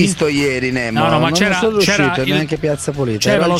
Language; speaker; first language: Italian; native; Italian